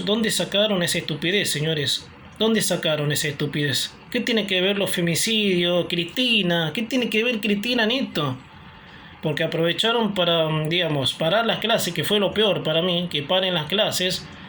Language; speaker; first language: Spanish; native; Spanish